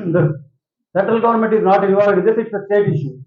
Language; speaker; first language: English; non-native, local second language; Telugu